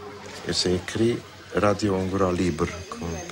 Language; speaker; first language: French; non-native, fluent; Hungarian